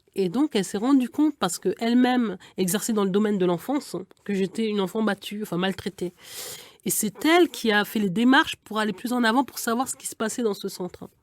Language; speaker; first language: French; early bilingual, other home language; Igbo